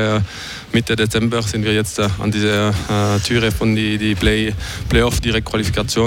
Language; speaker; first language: German; non-native, local second language; French